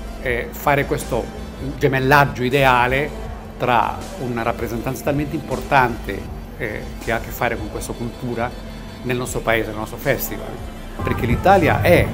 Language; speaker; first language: Italian; non-native, fluent; Spanish